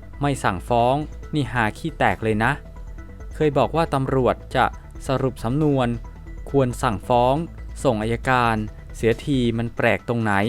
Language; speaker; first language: Thai; native; Thai